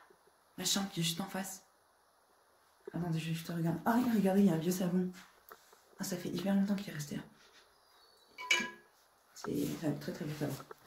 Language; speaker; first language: French; native; French